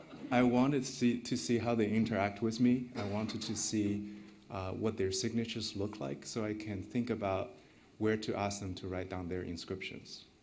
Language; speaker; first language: English; non-native, fluent; Chinese